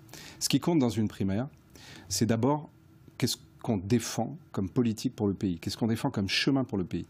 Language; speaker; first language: French; native; French